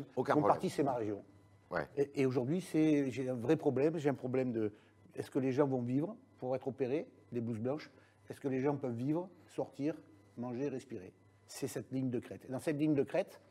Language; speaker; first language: French; native; French